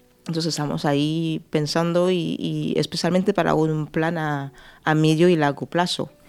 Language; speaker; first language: Spanish; non-native, fluent; French